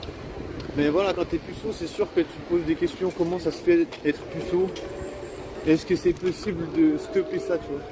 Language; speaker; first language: French; native; French